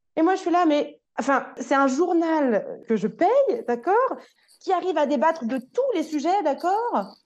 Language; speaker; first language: French; native; French